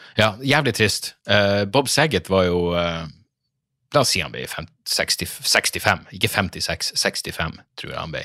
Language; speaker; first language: Norwegian; native; Norwegian